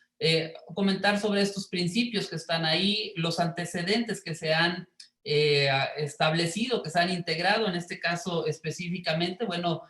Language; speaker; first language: Spanish; native; Spanish